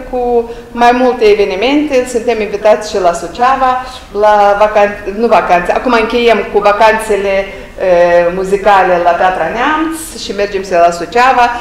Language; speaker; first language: Romanian; native; Romanian